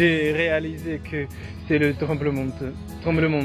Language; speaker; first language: French; non-native, learner; Mongolian